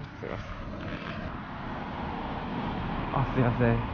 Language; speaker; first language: Japanese; non-native, fluent; Chinese